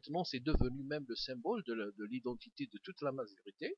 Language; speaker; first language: French; non-native, local second language; Kabyle